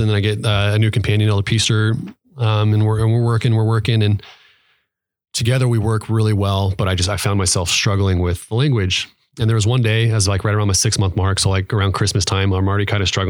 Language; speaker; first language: English; native; English